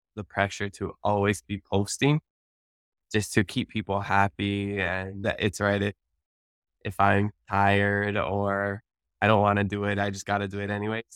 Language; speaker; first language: English; early bilingual, other home language; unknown